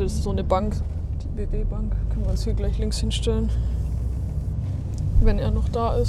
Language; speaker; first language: German; native; German